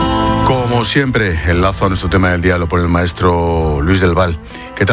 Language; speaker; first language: Spanish; native; Spanish